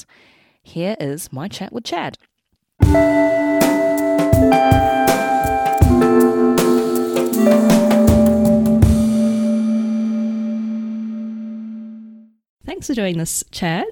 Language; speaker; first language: English; native; English